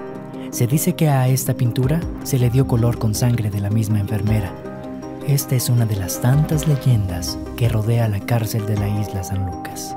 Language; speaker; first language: Spanish; native; Spanish